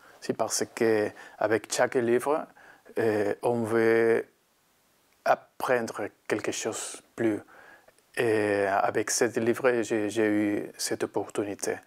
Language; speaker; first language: French; non-native, learner; Spanish